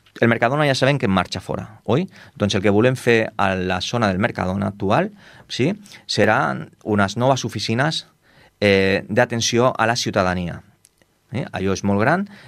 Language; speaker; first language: Catalan; non-native, local second language; Spanish